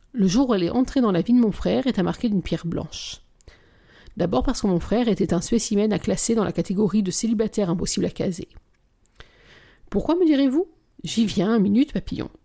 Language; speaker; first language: French; native; French